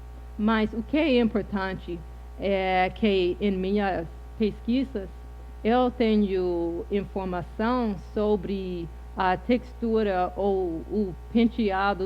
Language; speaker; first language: Portuguese; non-native, fluent; English